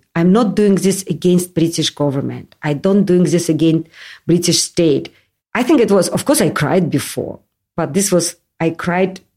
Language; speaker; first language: English; non-native, learner; Russian